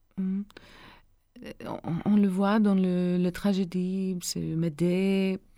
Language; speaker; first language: French; non-native, learner; Greek